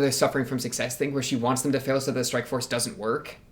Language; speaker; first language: English; native; English